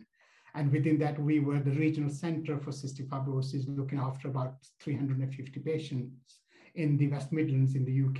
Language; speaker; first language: English; non-native, local second language; Punjabi